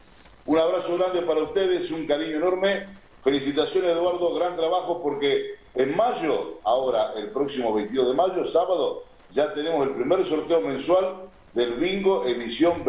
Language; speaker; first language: Spanish; native; Spanish